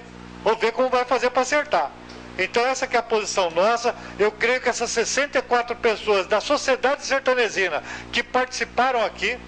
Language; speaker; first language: Portuguese; native; Portuguese